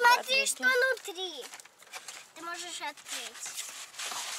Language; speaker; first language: Russian; early bilingual, heritage; Russian